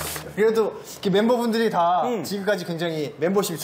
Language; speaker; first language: Korean; native; Korean